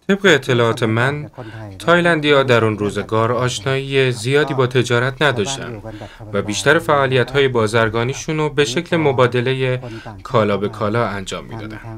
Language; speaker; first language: Persian; non-native, fluent; Thai